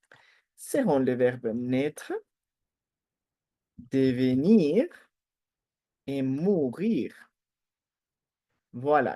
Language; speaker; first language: French; non-native, fluent; Spanish